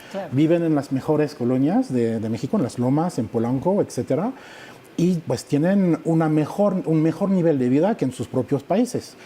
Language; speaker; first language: Spanish; non-native, fluent; French